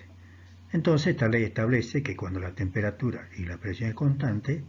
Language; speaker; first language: Spanish; native; Spanish